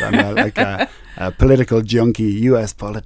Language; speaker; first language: English; native; English